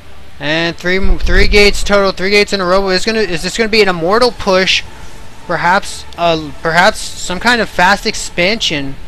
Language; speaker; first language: English; native; English